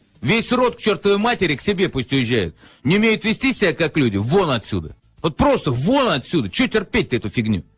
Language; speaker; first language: Russian; native; Russian